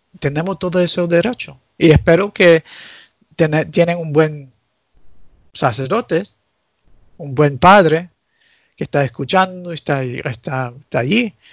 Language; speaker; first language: Spanish; early bilingual, heritage; Spanish